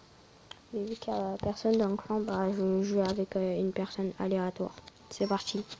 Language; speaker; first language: French; native; French